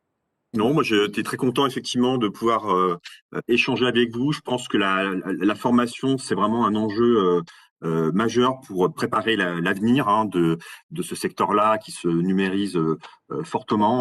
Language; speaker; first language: French; native; French